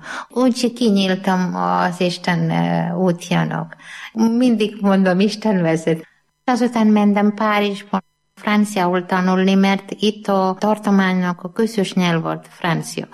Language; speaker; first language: Hungarian; non-native, learner; Malayalam